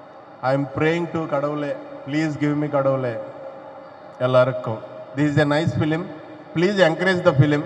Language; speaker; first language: Tamil; non-native, learner; Telugu